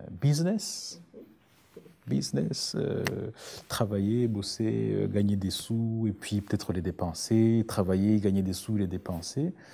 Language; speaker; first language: French; non-native, local second language; Rundi